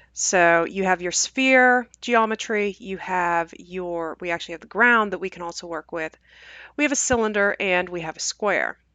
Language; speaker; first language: English; native; English